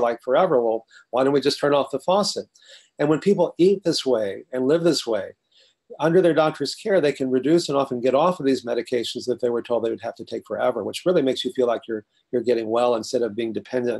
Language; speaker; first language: English; native; English